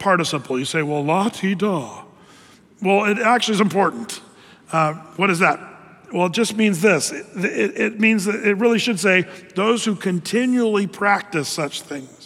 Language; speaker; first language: English; native; English